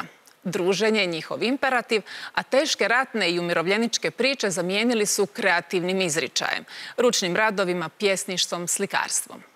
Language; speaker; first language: Croatian; native; Croatian